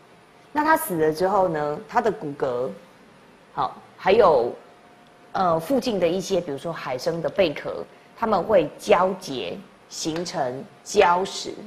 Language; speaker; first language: Chinese; native; Chinese